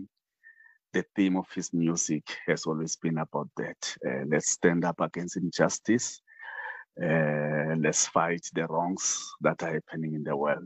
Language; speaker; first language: English; non-native, local second language; Zulu